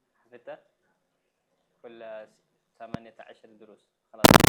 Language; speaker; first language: Arabic; non-native, fluent; Indonesian